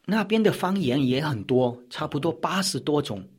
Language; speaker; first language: Chinese; early bilingual, heritage; Chinese